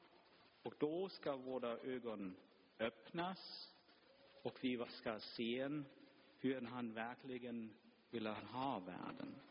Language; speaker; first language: Swedish; non-native, fluent; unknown